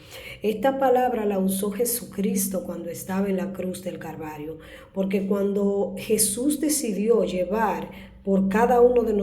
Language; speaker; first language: Spanish; native; Spanish